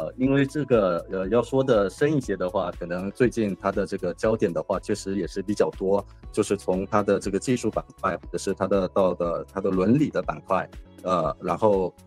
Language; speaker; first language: Chinese; non-native, fluent; Korean